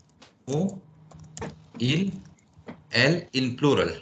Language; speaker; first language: French; non-native, fluent; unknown